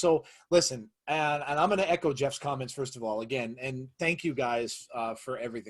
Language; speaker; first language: English; native; English